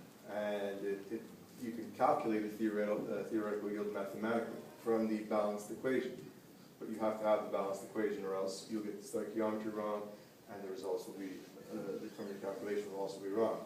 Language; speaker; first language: English; native; English